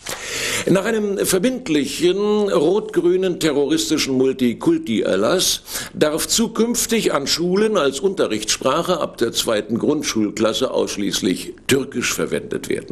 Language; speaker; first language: German; native; German